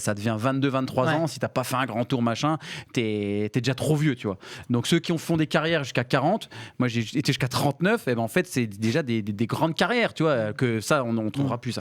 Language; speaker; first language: French; native; French